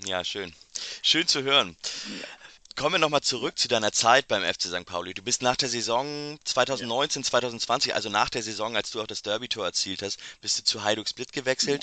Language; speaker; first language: German; native; German